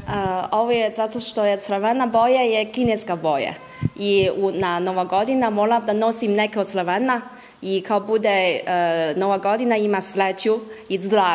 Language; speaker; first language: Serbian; non-native, learner; Chinese